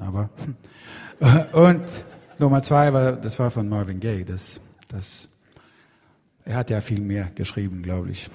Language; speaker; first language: German; non-native, learner; Swedish